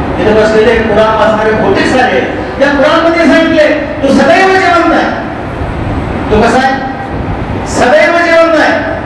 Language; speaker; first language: Marathi; non-native, local second language; Urdu